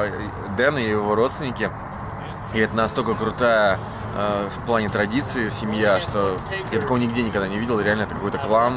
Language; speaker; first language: Russian; native; Russian